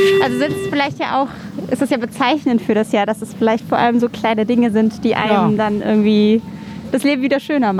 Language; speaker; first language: German; native; German